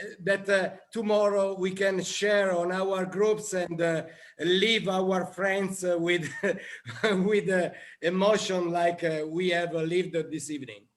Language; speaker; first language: English; non-native, learner; Italian